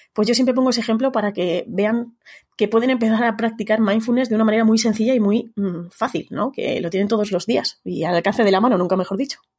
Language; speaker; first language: Spanish; native; Spanish